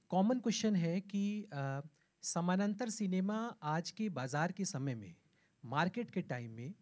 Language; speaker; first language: Hindi; native; Hindi